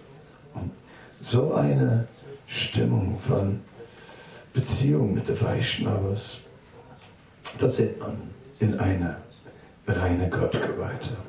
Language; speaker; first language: German; non-native, fluent; Dutch